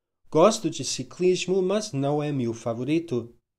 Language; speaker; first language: Portuguese; non-native, fluent; English